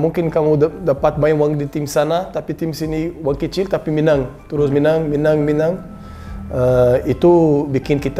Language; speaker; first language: Indonesian; non-native, learner; Portuguese